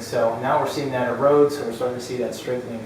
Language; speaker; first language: English; native; English